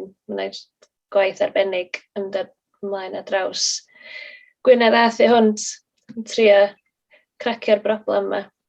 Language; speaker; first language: Welsh; native; Welsh